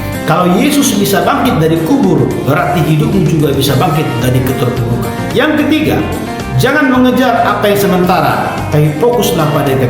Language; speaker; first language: Indonesian; native; Indonesian